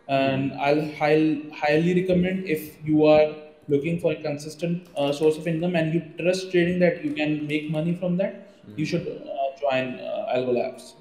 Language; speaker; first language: English; non-native, local second language; Hindi